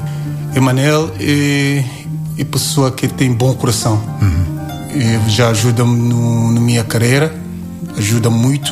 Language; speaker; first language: Portuguese; non-native, learner; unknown